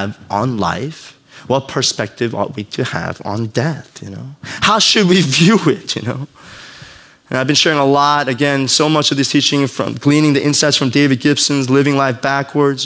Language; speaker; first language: English; native; English